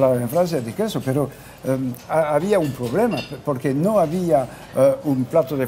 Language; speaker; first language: Spanish; non-native, fluent; French